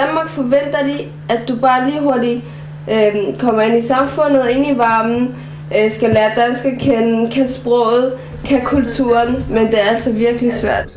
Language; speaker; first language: Danish; early bilingual, other home language; Arabic